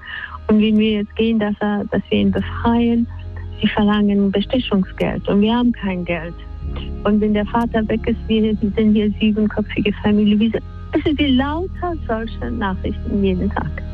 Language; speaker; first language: German; non-native, fluent; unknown